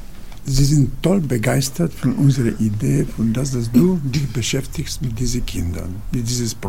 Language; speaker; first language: German; non-native, learner; Bulgarian